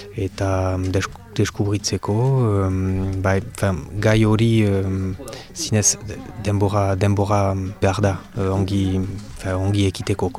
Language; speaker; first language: Basque; non-native, local second language; French